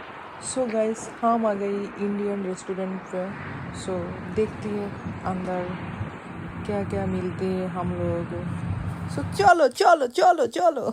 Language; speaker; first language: Hindi; non-native, local second language; Bangla